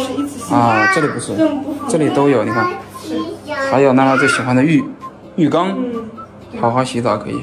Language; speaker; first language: Chinese; native; Chinese